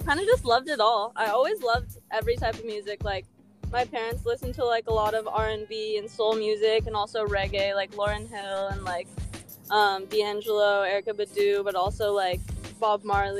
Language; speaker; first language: English; native; English